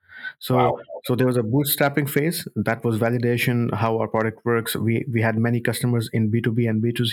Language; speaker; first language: English; non-native, local second language; Urdu